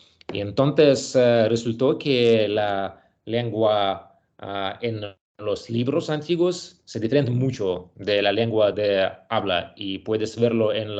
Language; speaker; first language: Spanish; non-native, learner; Russian